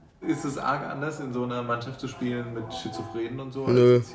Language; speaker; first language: German; native; German